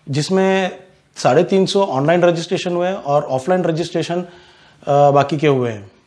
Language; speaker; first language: Hindi; non-native, local second language; Gujarati